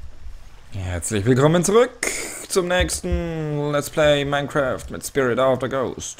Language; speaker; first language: German; native; German